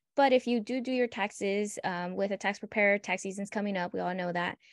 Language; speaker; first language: English; native; English